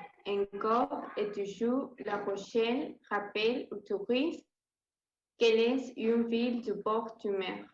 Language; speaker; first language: French; non-native, learner; Spanish